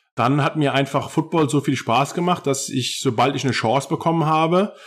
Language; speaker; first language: German; native; German